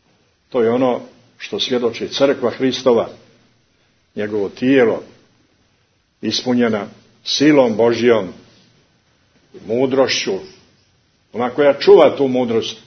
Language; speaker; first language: Croatian; native; Croatian